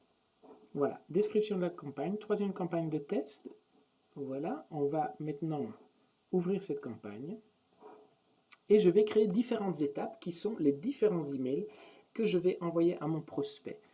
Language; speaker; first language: French; native; French